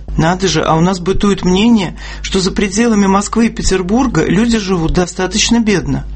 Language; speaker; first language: Russian; native; Russian